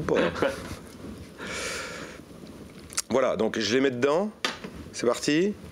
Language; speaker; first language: French; native; French